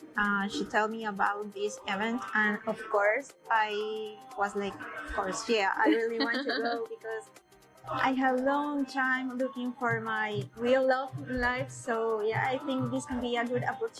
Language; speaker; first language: English; non-native, learner; Spanish